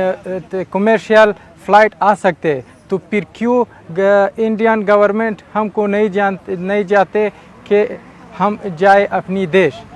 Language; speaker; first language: Hindi; non-native, fluent; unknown